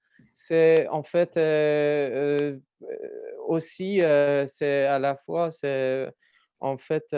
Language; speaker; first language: French; non-native, learner; Persian